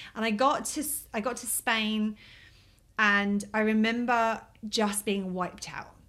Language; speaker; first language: English; native; English